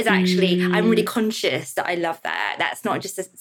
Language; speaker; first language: English; native; English